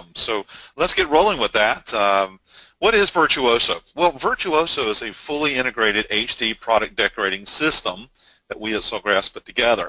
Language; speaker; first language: English; native; English